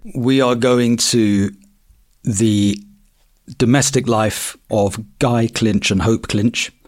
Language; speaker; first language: English; native; English